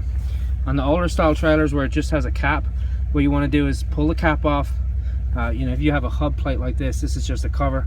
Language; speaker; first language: English; native; English